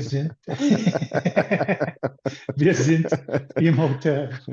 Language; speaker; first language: German; non-native, learner; English